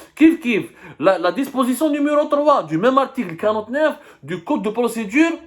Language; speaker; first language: French; non-native, local second language; Arabic